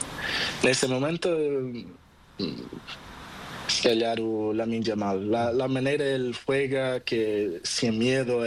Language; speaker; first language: Spanish; non-native, learner; Portuguese